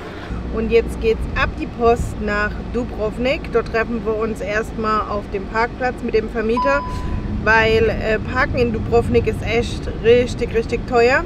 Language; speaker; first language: German; native; German